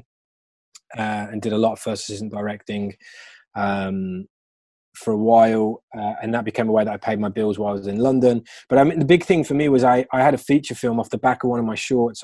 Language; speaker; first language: English; native; English